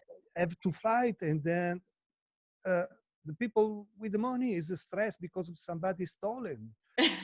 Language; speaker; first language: English; non-native, learner; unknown